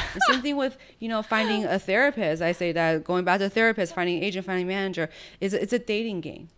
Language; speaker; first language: English; early bilingual, other home language; Chinese